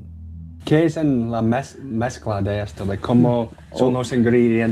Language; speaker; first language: Spanish; non-native, learner; English